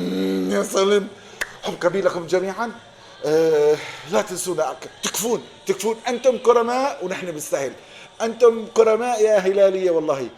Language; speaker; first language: Arabic; native; Arabic